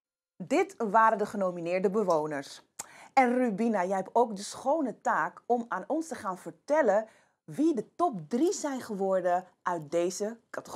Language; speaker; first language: Dutch; native; Dutch